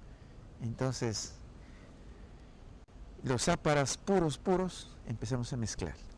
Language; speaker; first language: Spanish; non-native, local second language; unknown